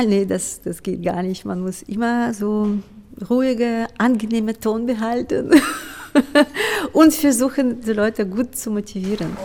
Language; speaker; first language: German; non-native, fluent; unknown